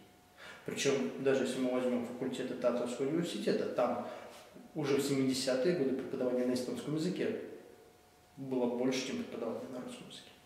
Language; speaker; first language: Russian; native; Russian